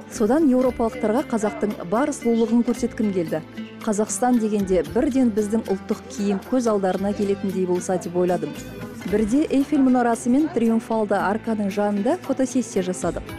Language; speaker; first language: Kazakh; early bilingual, other home language; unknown